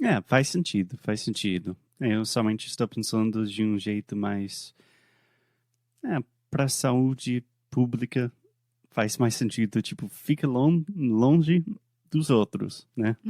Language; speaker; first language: Portuguese; non-native, fluent; English